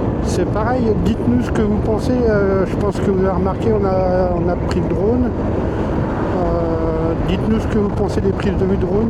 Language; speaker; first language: French; native; French